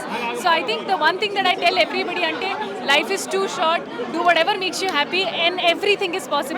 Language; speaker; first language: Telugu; non-native, learner; Hindi